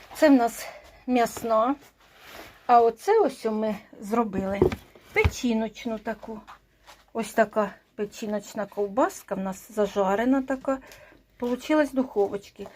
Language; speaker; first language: Ukrainian; native; Ukrainian